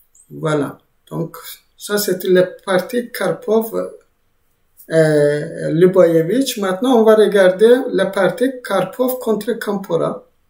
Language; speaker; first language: French; non-native, fluent; Azerbaijani